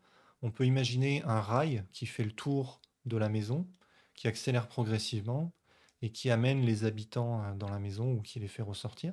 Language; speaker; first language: French; native; French